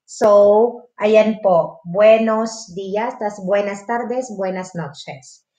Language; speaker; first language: Spanish; non-native, fluent; Filipino